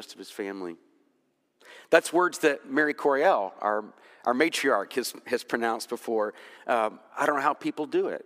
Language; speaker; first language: English; native; English